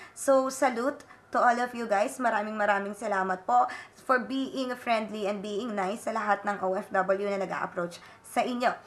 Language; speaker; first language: Filipino; native; Filipino